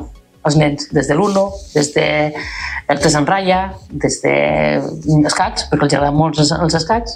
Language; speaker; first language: Catalan; native; Catalan